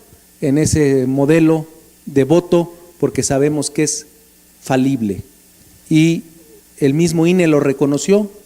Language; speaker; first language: Spanish; native; Spanish